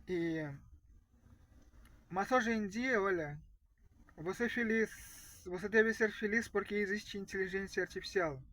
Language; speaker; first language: Portuguese; non-native, fluent; Russian